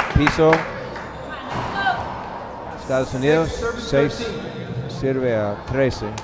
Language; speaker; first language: Spanish; non-native, learner; English